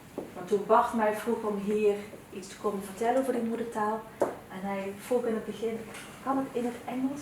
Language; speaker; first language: Dutch; early bilingual, other home language; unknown